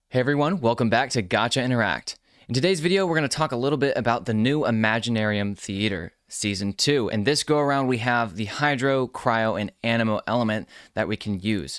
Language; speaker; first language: English; native; English